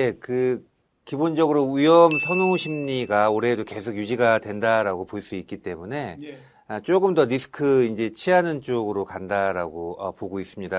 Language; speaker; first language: Korean; native; Korean